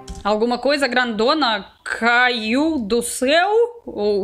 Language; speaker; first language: Portuguese; non-native, learner; Russian